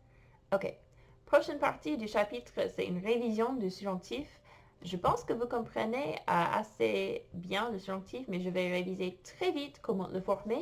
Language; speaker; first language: French; non-native, fluent; English